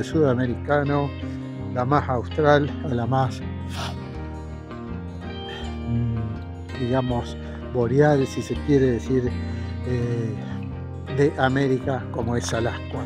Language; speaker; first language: Spanish; native; Spanish